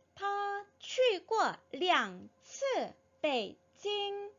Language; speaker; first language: Chinese; non-native, fluent; Korean